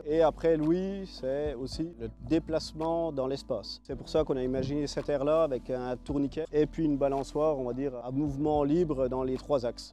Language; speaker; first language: French; native; French